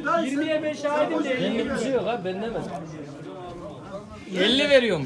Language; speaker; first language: Turkish; native; Turkish